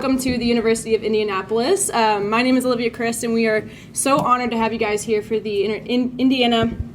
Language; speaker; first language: English; native; English